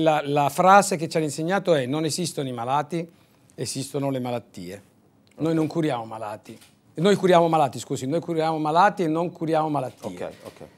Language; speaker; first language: Italian; native; Italian